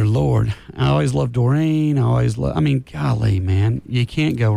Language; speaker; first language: English; native; English